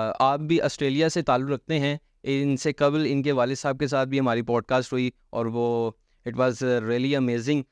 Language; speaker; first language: Urdu; native; Urdu